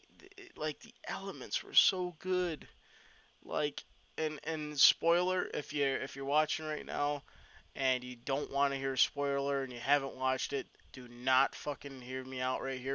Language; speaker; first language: English; native; English